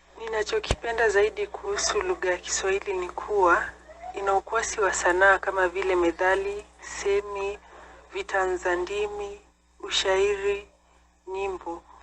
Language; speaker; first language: Swahili; non-native, local second language; Kikuyu